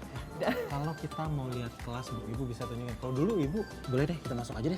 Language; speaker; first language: Indonesian; native; Indonesian